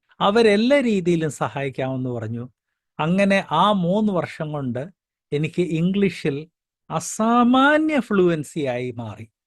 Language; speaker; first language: Malayalam; early bilingual, heritage; Malayalam